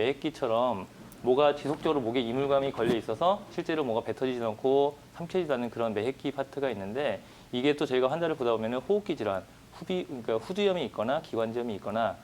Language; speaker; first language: Korean; native; Korean